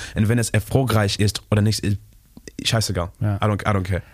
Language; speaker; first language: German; non-native, learner; Shona